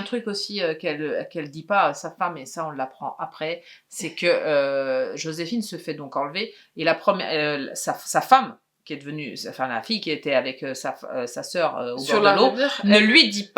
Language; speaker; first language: French; native; French